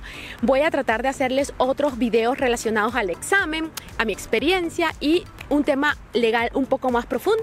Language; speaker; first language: Spanish; native; Spanish